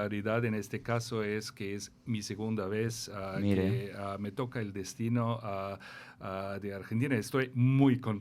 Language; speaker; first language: Spanish; non-native, fluent; German